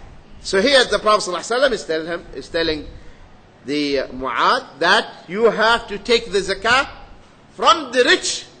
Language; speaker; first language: English; non-native, fluent; Arabic